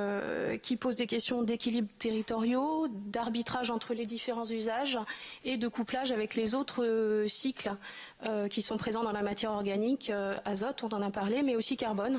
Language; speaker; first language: French; native; French